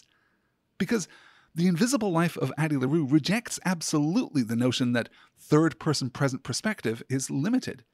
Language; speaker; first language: English; native; English